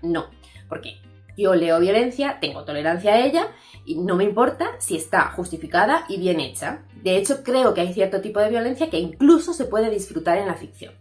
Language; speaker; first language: Spanish; native; Spanish